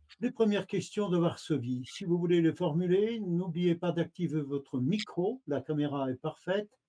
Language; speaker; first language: French; native; French